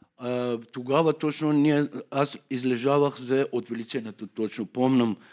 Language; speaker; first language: Bulgarian; non-native, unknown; Persian